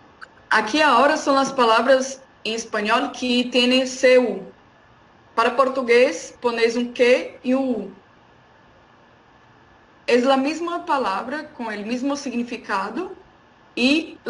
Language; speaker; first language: Spanish; non-native, fluent; Portuguese